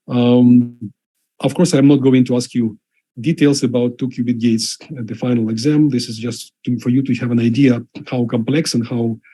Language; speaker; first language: English; non-native, fluent; Russian